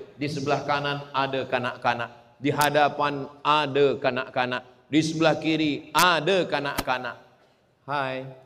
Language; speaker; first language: Malay; native; Malay